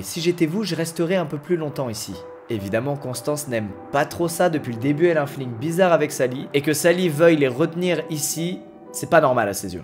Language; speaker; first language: French; native; French